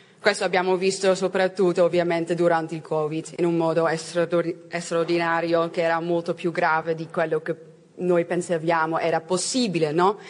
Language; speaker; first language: Italian; non-native, learner; Dutch